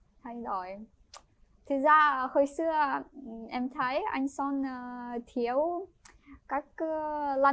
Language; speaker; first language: Vietnamese; non-native, fluent; Ukrainian